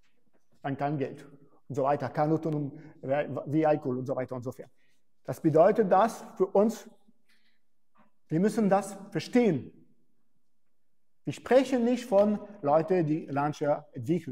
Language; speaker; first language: German; non-native, fluent; French